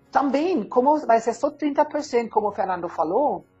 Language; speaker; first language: Portuguese; non-native, learner; German